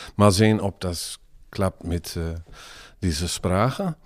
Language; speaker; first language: German; non-native, learner; Dutch